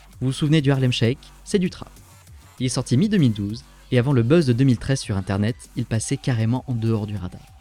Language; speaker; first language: French; native; French